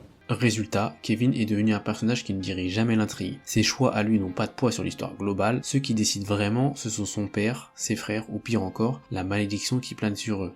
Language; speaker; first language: French; native; French